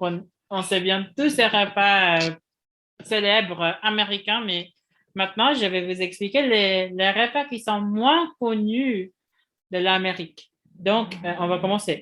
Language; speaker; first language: French; non-native, fluent; Indonesian